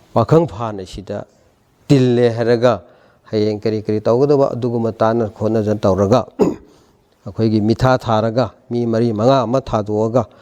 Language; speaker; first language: Manipuri; non-native, local second language; Rongmei Naga